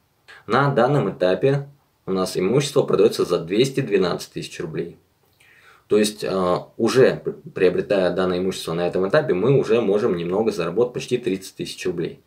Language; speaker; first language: Russian; native; Russian